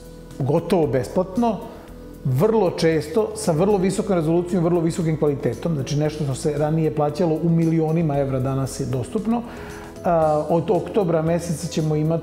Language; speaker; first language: Serbian; native; Serbian